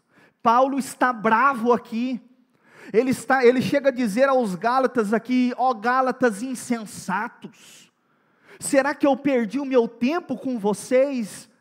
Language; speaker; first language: Portuguese; native; Portuguese